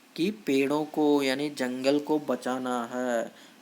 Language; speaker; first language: Hindi; non-native, local second language; Kannada